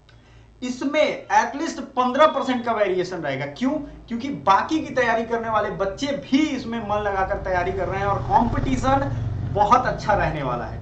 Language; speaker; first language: Hindi; native; Hindi